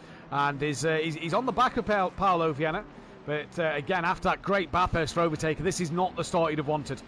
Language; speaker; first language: English; native; English